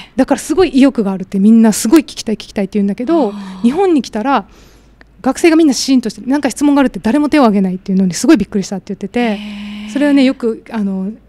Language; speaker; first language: Japanese; native; Japanese